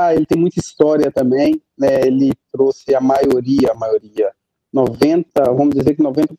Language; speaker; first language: Portuguese; native; Portuguese